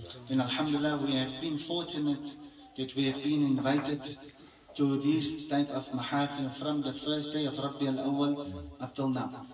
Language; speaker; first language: English; native; English